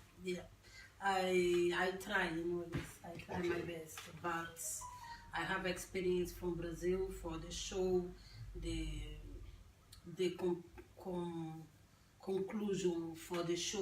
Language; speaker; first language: English; non-native, learner; Portuguese